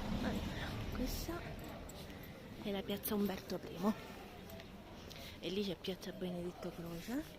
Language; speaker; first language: Italian; native; Italian